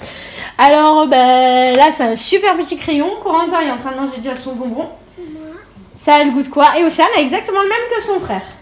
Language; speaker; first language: French; native; French